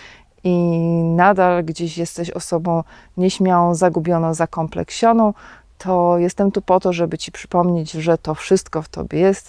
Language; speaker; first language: Polish; native; Polish